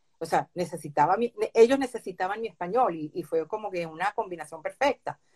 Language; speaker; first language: Spanish; early bilingual, other home language; Hebrew